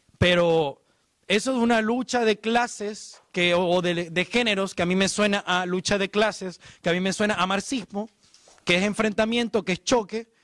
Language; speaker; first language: Spanish; native; Spanish